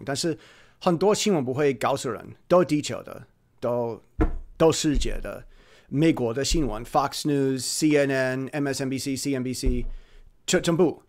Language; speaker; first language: Chinese; non-native, fluent; English